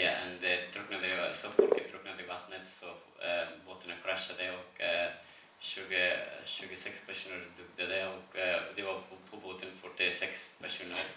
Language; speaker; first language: Swedish; non-native, learner; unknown